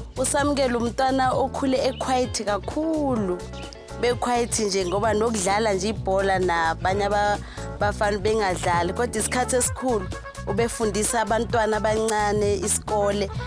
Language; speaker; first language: Zulu; non-native, local second language; Southern Sotho